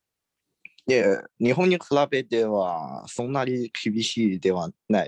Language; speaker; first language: Japanese; non-native, learner; Chinese